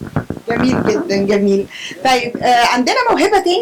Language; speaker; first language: Arabic; native; Arabic